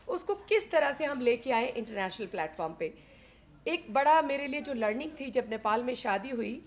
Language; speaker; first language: Hindi; native; Hindi